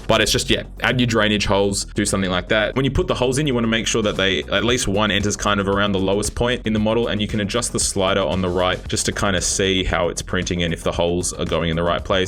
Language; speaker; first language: English; native; English